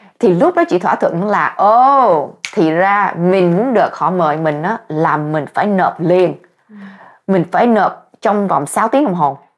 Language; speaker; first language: Vietnamese; early bilingual, heritage; Vietnamese